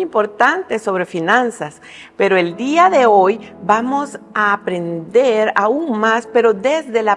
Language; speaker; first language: Spanish; native; Spanish